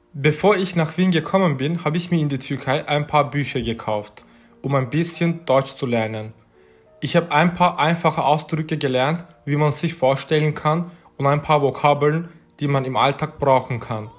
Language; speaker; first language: German; non-native, fluent; Turkish